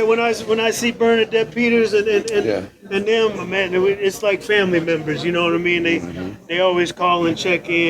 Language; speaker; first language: English; native; English